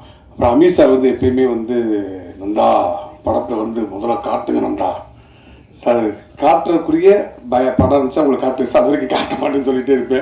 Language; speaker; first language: Tamil; native; Tamil